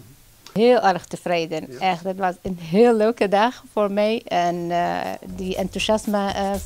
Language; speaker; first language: Dutch; non-native, fluent; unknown